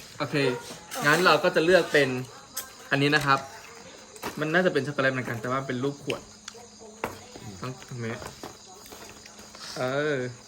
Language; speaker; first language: Thai; native; Thai